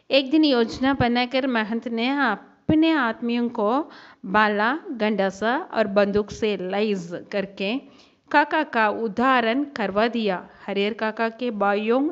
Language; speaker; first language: Hindi; non-native, local second language; Tamil